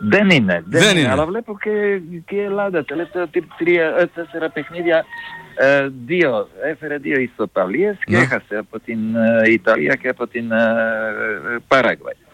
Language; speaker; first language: Greek; non-native, fluent; Serbian